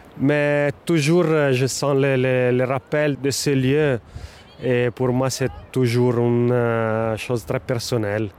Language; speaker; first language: French; non-native, fluent; Italian